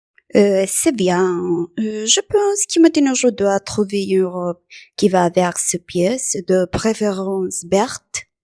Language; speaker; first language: French; non-native, learner; Spanish